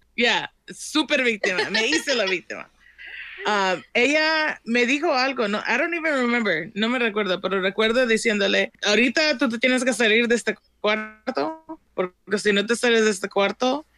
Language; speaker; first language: Spanish; early bilingual, heritage; Spanish